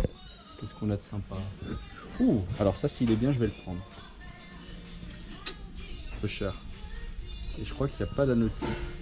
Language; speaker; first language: French; native; French